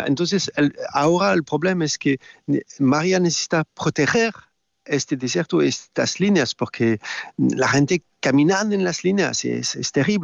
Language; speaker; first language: Spanish; non-native, fluent; French